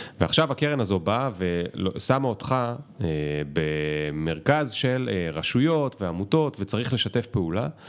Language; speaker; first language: Hebrew; native; Hebrew